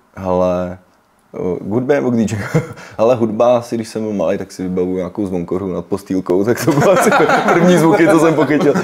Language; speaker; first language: Czech; early bilingual, other home language; Ukrainian